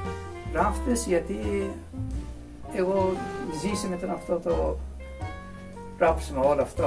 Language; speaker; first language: Greek; non-native, learner; Persian